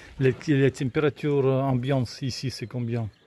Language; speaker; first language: French; non-native, learner; Russian